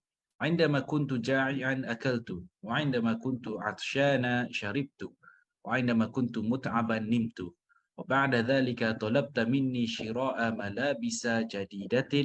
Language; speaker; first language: Arabic; non-native, learner; Malay